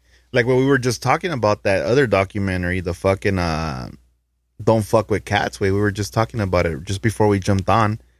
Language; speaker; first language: English; early bilingual, other home language; Spanish